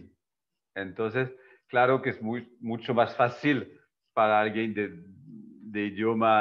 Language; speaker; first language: Spanish; non-native, fluent; French